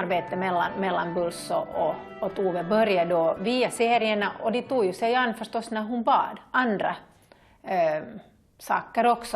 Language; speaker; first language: Swedish; native; Swedish